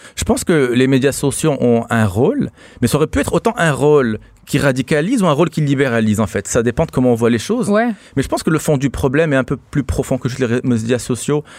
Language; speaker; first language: French; non-native, local second language; Arabic